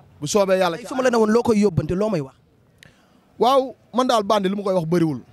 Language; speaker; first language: Wolof; non-native, local second language; Fula